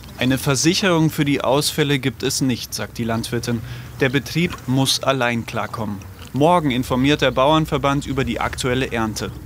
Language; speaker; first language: German; native; German